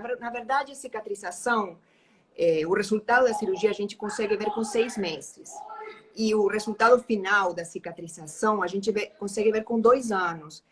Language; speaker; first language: Portuguese; non-native, fluent; Spanish